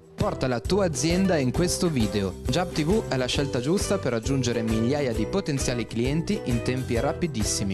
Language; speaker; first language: Italian; native; Italian